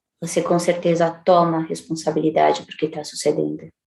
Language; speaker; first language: Portuguese; native; Portuguese